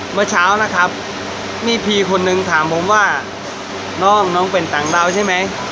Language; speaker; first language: Thai; non-native, fluent; Khmer